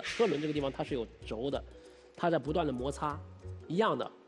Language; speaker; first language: Chinese; native; Chinese